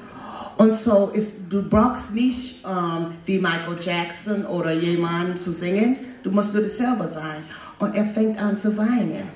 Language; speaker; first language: German; non-native, fluent; English